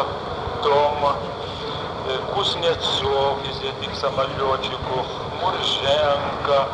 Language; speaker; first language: Russian; non-native, fluent; Lithuanian